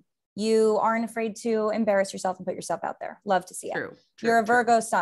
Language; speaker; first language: English; native; English